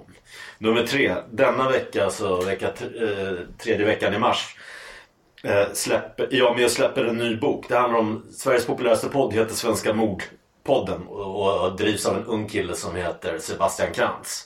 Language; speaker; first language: Swedish; native; Swedish